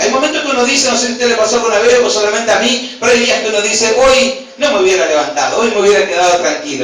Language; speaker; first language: Spanish; native; Spanish